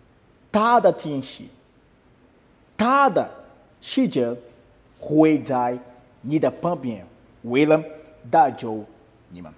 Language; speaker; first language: Chinese; non-native, fluent; Portuguese